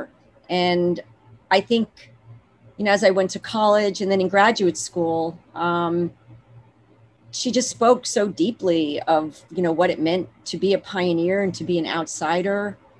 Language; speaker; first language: English; native; English